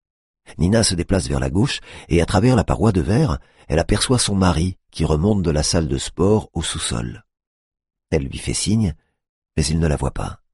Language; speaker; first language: French; native; French